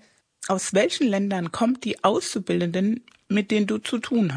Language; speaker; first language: German; non-native, fluent; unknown